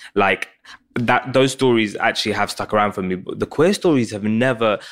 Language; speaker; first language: English; native; English